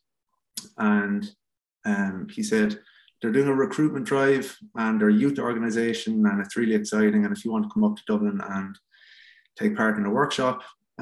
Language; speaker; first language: English; native; English